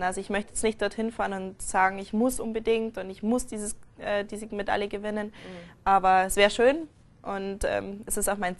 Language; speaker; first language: German; native; German